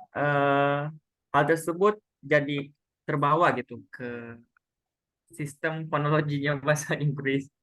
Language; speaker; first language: Indonesian; non-native, local second language; Sundanese